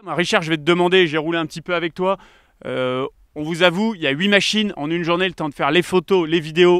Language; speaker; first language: French; native; French